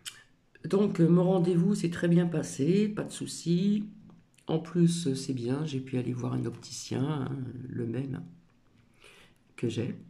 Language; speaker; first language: French; native; French